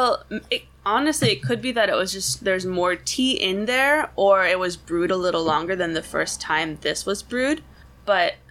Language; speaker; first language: English; native; English